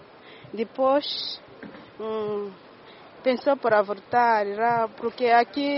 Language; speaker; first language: Portuguese; non-native, learner; Kinyarwanda